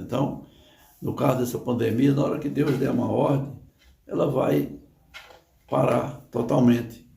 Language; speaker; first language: Portuguese; native; Portuguese